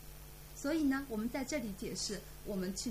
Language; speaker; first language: Chinese; native; Chinese